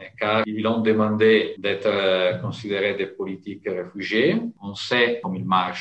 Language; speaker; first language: French; non-native, fluent; Italian